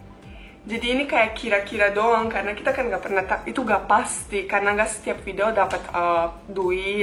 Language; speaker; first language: Indonesian; non-native, fluent; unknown